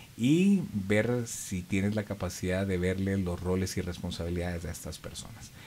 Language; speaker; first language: Spanish; native; Spanish